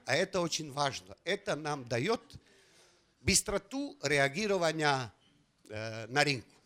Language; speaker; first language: Russian; non-native, fluent; Slovenian